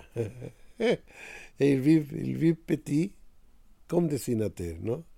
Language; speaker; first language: French; non-native, fluent; Spanish